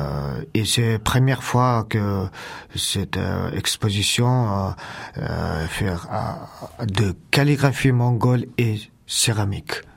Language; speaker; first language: French; non-native, learner; Mongolian